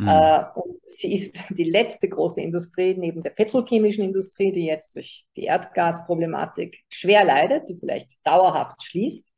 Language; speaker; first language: German; native; German